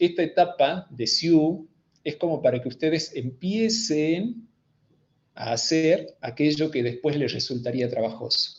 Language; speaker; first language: Spanish; native; Spanish